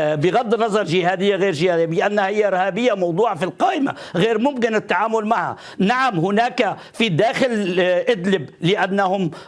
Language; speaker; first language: Arabic; non-native, fluent; Turkish